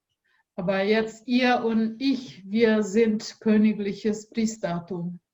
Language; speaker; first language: German; non-native, learner; Indonesian